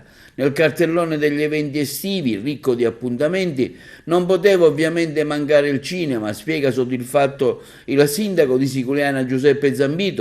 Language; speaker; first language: Italian; native; Italian